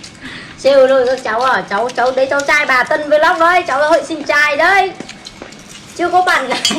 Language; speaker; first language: Vietnamese; native; Vietnamese